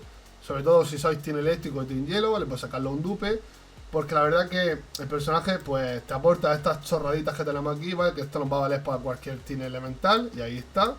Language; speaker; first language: Spanish; native; Spanish